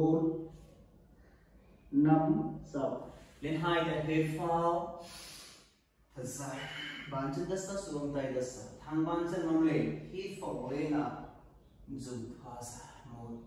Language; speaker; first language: Vietnamese; non-native, learner; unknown